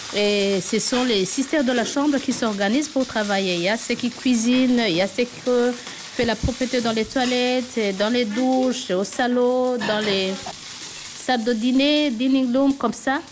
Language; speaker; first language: French; non-native, local second language; Rundi